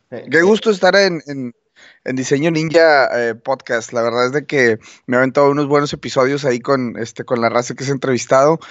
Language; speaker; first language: Spanish; native; Spanish